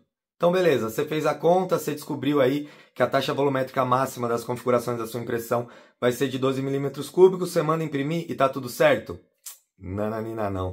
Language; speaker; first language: Portuguese; native; Portuguese